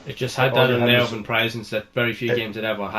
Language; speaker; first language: English; native; English